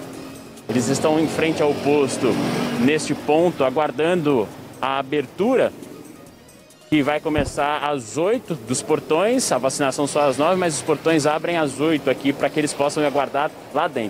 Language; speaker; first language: Portuguese; native; Portuguese